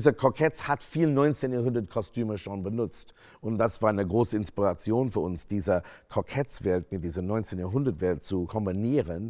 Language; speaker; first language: German; non-native, fluent; English